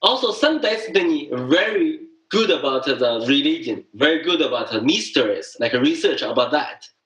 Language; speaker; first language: English; non-native, learner; Chinese